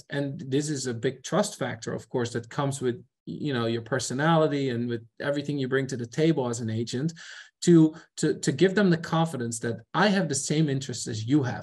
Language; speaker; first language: English; non-native, fluent; Dutch